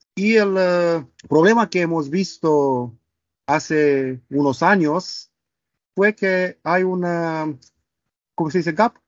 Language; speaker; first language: Spanish; non-native, fluent; Romanian